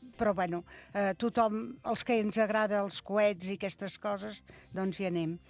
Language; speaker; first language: Catalan; native; Catalan